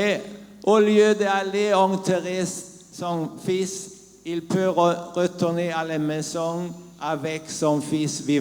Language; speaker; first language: French; non-native, learner; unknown